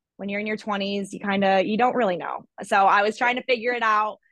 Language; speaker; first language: English; native; English